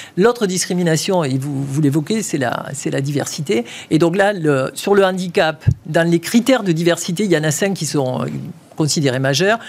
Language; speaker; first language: French; native; French